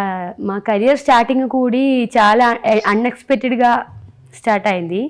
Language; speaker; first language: Telugu; non-native, learner; Malayalam